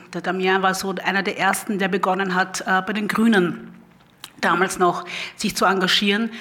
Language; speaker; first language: German; early bilingual, other home language; Lingala